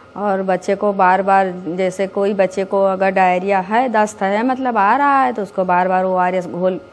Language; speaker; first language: Hindi; native; Hindi